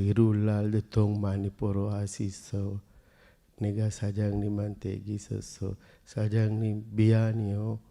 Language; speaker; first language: Korean; non-native, learner; Sinhala